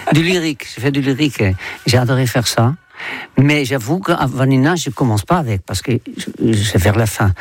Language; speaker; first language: French; non-native, fluent; Dutch